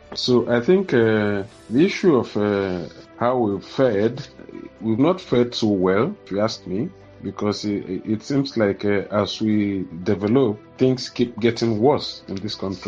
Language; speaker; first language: English; non-native, local second language; Igbo